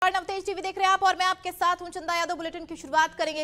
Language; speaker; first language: Hindi; native; Hindi